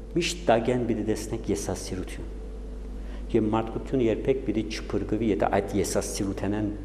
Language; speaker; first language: Armenian; native; Armenian